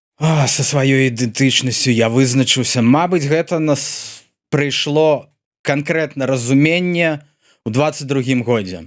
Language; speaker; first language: Belarusian; non-native, local second language; Russian